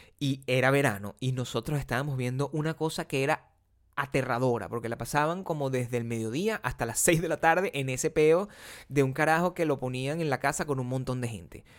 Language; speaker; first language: Spanish; native; Spanish